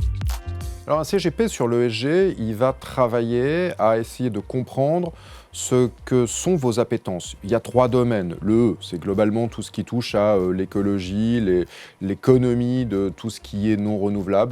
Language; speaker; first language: French; native; French